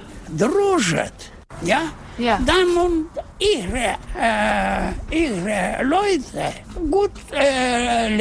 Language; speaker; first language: German; non-native, learner; Russian